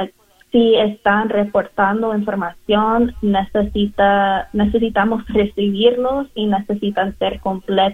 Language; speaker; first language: Spanish; non-native, learner; English